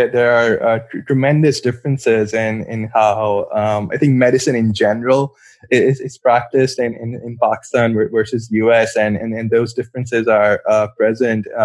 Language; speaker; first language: English; non-native, local second language; Urdu